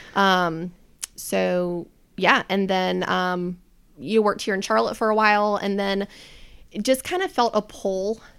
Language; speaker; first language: English; native; English